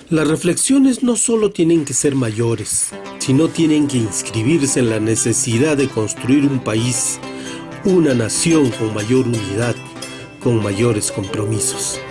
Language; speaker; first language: Spanish; native; Spanish